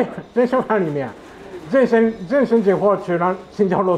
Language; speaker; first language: Chinese; non-native, fluent; Japanese